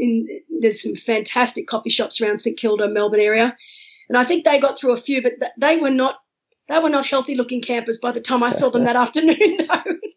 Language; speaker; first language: English; native; English